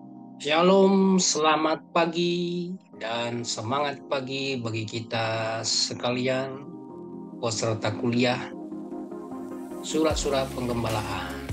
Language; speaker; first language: Indonesian; native; Indonesian